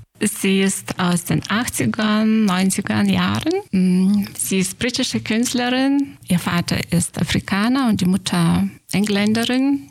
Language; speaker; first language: German; non-native, fluent; Lithuanian